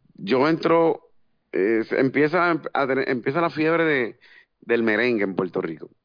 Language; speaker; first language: Spanish; native; Spanish